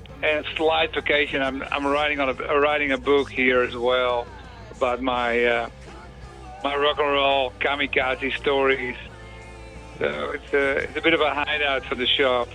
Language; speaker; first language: English; non-native, fluent; Dutch